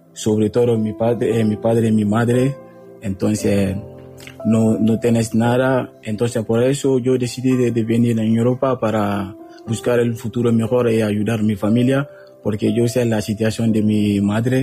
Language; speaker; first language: Spanish; non-native, learner; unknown